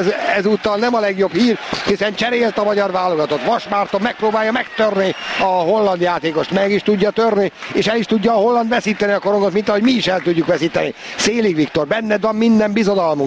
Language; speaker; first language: Hungarian; native; Hungarian